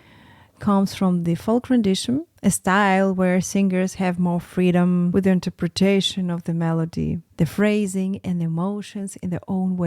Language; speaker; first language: English; non-native, fluent; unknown